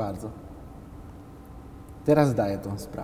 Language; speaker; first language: Polish; non-native, fluent; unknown